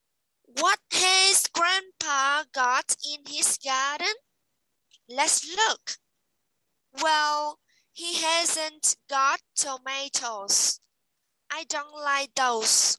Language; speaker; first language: English; non-native, fluent; Vietnamese